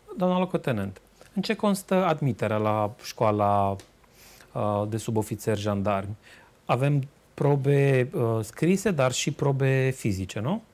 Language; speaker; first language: Romanian; native; Romanian